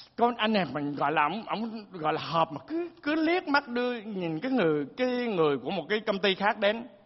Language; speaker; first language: Vietnamese; early bilingual, heritage; Vietnamese